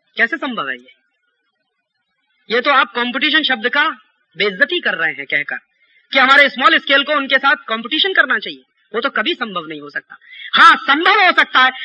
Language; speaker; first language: Hindi; native; Hindi